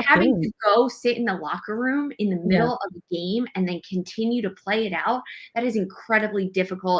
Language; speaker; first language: English; native; English